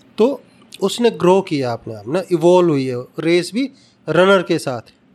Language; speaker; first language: Hindi; native; Hindi